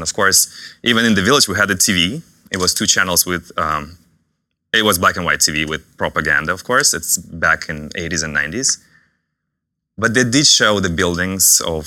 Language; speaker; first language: English; non-native, fluent; Russian